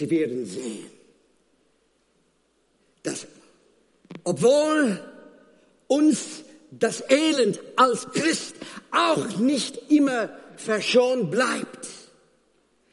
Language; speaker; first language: German; non-native, fluent; Afrikaans